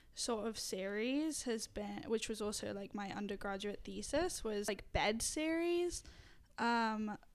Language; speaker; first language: English; native; English